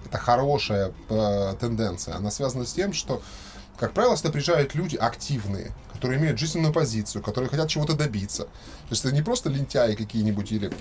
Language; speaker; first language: Russian; native; Russian